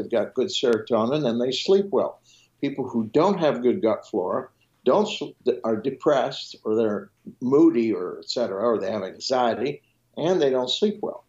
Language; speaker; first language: English; non-native, fluent; French